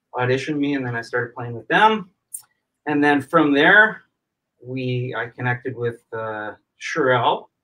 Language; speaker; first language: English; native; English